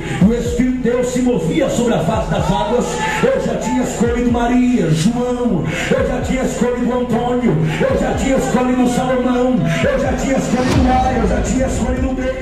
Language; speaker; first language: Portuguese; native; Portuguese